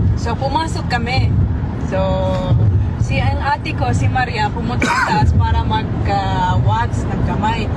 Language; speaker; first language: Filipino; early bilingual, heritage; Arabic